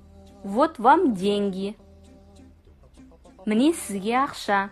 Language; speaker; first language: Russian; non-native, fluent; Kazakh